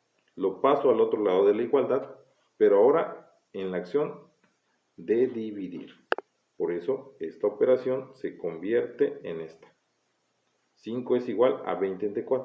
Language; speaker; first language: Spanish; native; Spanish